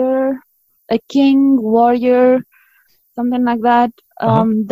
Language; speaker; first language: English; non-native, fluent; Arabic